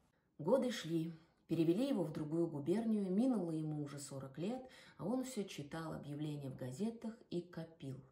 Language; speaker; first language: Russian; native; Russian